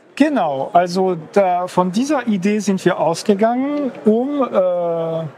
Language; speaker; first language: German; non-native, fluent; French